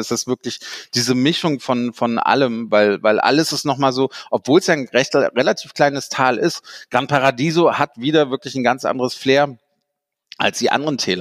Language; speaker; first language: German; native; German